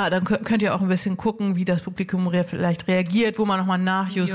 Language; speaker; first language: German; native; German